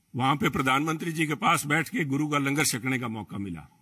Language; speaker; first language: Hindi; native; Hindi